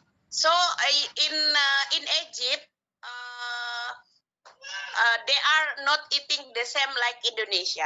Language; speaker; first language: English; non-native, learner; Indonesian